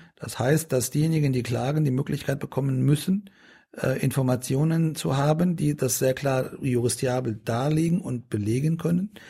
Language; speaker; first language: German; early bilingual, other home language; Persian